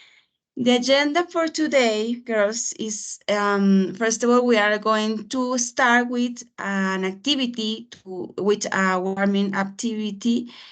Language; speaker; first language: English; non-native, fluent; Spanish